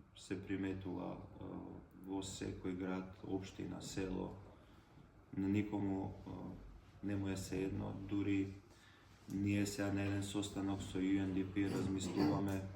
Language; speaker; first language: Macedonian; non-native, local second language; Romany